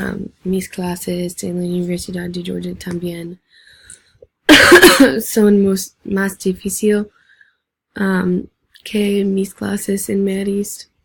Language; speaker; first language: Spanish; non-native, learner; English